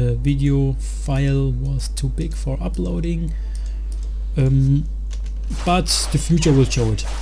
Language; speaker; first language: English; non-native, learner; German